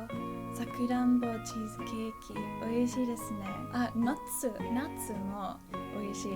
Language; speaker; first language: Japanese; non-native, learner; English